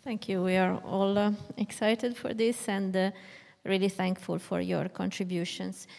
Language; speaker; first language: English; non-native, fluent; Italian